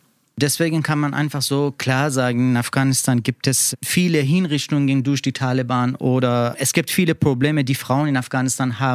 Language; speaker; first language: German; non-native, learner; Persian